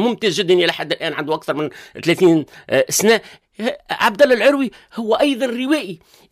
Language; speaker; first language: Arabic; native; Arabic